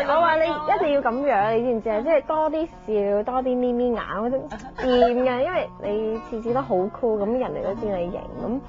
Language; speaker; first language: Cantonese; early bilingual, heritage; Cantonese